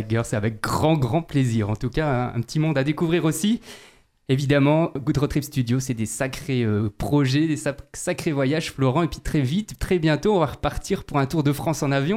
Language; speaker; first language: French; native; French